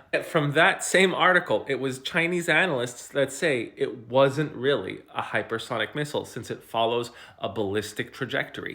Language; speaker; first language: English; native; English